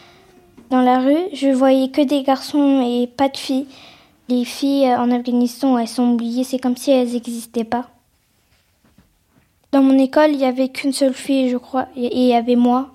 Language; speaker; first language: French; early bilingual, other home language; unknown